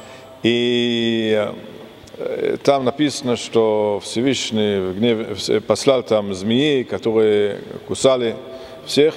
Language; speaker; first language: Russian; non-native, fluent; German